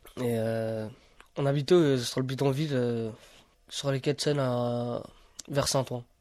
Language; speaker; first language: French; early bilingual, other home language; Romany